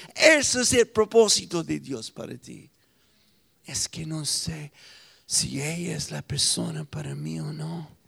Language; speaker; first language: Spanish; non-native, fluent; English